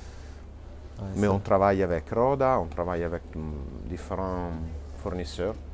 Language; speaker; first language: French; non-native, fluent; Italian